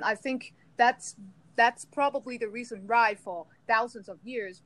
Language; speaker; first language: English; non-native, local second language; Cantonese